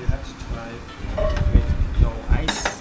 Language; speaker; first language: English; non-native, learner; Thai